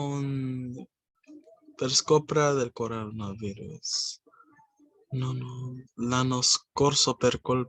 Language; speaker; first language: Italian; non-native, learner; English